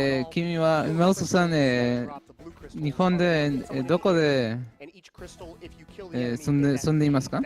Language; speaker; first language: Japanese; non-native, learner; Spanish